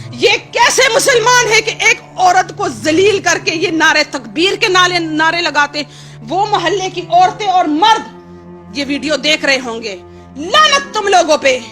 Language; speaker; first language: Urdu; non-native, local second language; Pashto